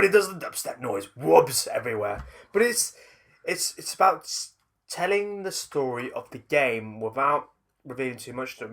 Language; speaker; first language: English; native; English